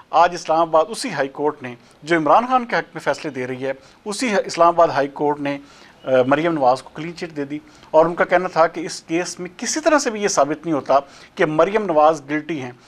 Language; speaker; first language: Urdu; native; Urdu